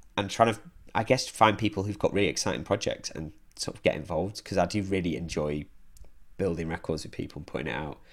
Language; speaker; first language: English; native; English